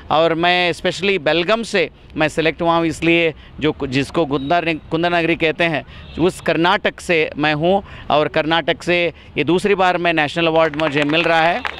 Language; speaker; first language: Hindi; non-native, local second language; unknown